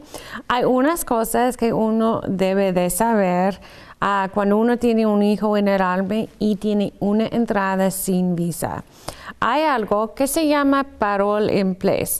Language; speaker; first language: Spanish; non-native, fluent; English